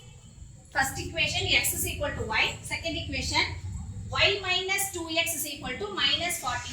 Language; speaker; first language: English; non-native, local second language; Tamil